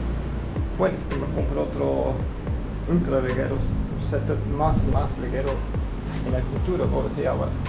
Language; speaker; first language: Spanish; non-native, fluent; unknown